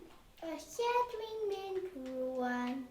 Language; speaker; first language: Welsh; non-native, local second language; English